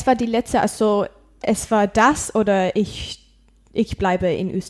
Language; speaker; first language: German; non-native, learner; English